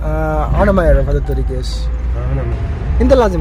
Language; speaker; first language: Arabic; non-native, learner; Bangla